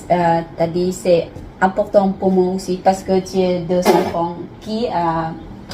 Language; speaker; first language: French; non-native, learner; Lao